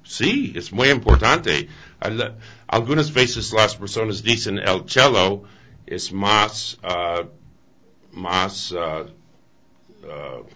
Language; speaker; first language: Spanish; non-native, learner; English